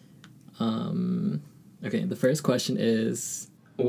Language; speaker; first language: English; early bilingual, other home language; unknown